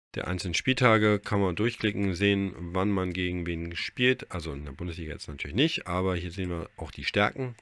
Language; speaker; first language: German; native; German